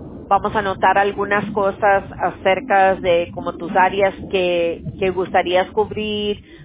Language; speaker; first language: Spanish; early bilingual, other home language; English